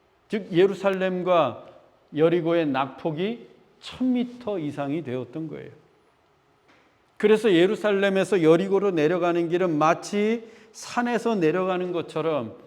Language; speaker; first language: Korean; native; Korean